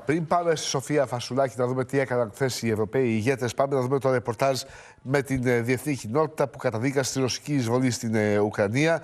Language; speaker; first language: Greek; native; Greek